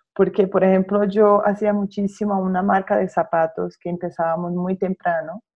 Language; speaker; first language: Spanish; non-native, fluent; Portuguese